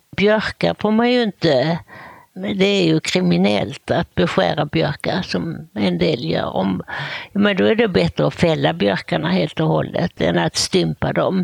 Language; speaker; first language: Swedish; native; Swedish